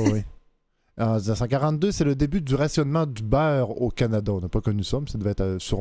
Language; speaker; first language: French; native; French